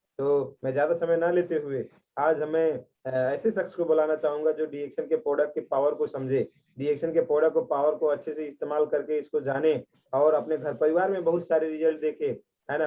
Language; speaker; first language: Hindi; native; Hindi